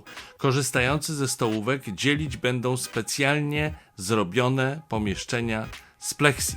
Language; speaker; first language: Polish; native; Polish